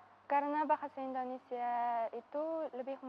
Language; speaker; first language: Indonesian; non-native, learner; Uzbek